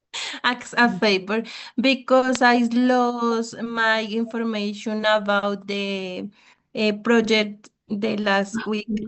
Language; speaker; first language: English; non-native, learner; Spanish